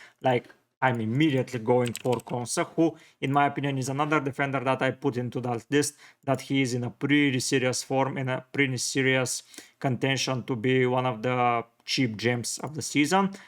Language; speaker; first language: English; non-native, fluent; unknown